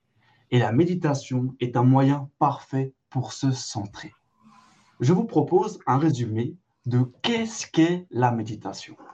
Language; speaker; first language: French; native; French